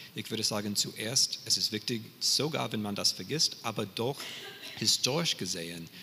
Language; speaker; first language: German; non-native, fluent; English